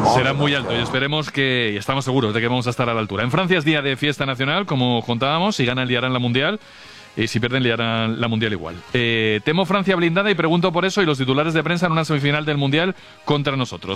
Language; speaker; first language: Spanish; native; Spanish